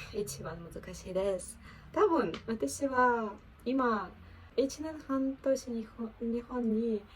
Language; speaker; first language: Japanese; non-native, learner; Ukrainian